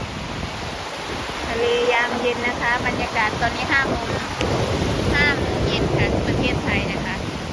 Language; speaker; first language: Thai; non-native, local second language; Northeastern Thai